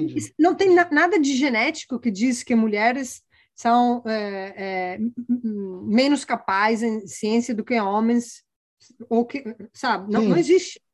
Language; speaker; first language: Portuguese; non-native, fluent; Italian